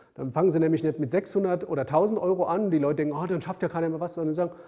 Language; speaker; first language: German; native; German